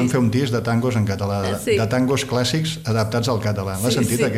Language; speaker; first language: Catalan; native; Catalan